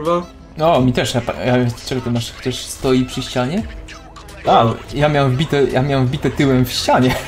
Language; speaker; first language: Polish; native; Polish